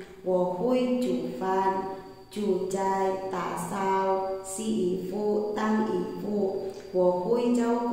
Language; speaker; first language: Chinese; non-native, learner; Indonesian